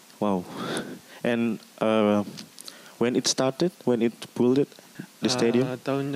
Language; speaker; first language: English; non-native, learner; Indonesian